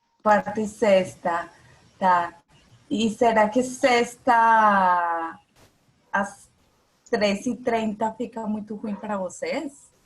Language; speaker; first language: Portuguese; non-native, fluent; Spanish